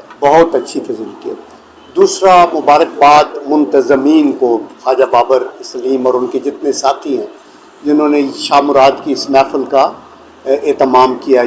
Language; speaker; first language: Urdu; non-native, local second language; Punjabi